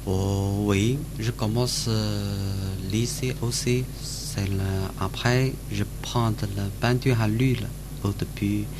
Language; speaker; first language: French; non-native, learner; Chinese